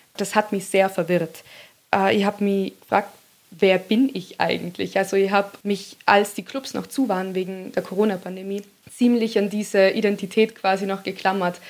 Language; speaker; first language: German; native; German